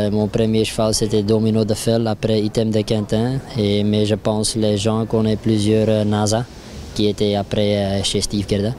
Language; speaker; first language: French; non-native, local second language; Dutch